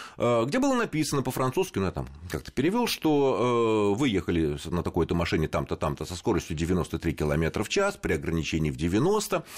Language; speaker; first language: Russian; native; Russian